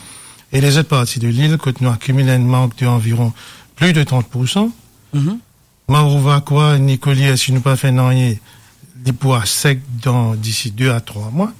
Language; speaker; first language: French; non-native, local second language; Morisyen